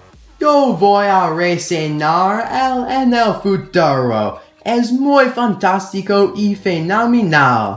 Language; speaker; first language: Spanish; non-native, learner; English